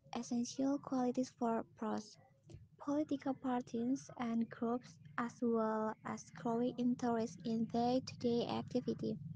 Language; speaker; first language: English; non-native, learner; Indonesian